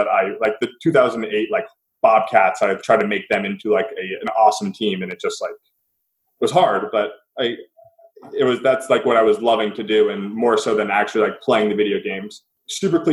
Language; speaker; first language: English; native; English